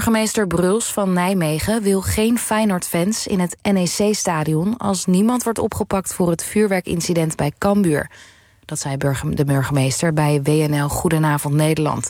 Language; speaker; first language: Dutch; native; Dutch